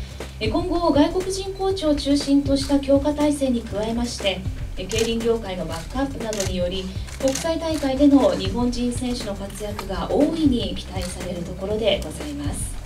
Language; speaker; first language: Japanese; native; Japanese